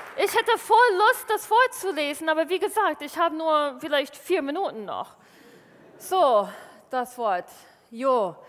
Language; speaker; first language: German; non-native, fluent; English